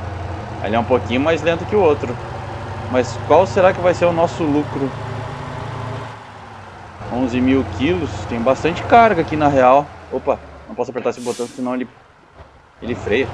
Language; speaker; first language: Portuguese; native; Portuguese